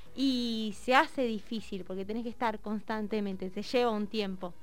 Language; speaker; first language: Spanish; native; Spanish